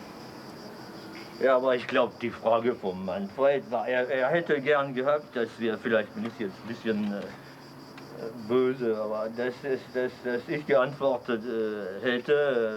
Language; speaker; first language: German; non-native, fluent; French